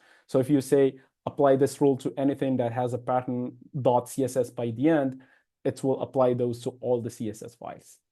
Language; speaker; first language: English; non-native, fluent; Arabic